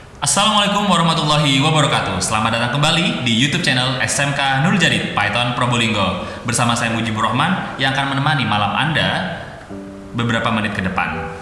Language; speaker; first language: Indonesian; non-native, local second language; Madurese